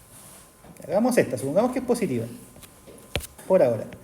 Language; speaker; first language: Spanish; native; Spanish